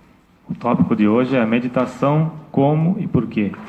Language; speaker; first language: Portuguese; native; Portuguese